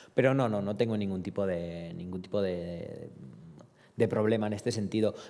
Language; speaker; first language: Spanish; early bilingual, other home language; Romanian